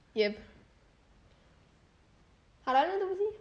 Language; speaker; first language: Danish; native; Danish